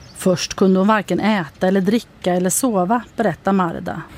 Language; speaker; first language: Swedish; native; Swedish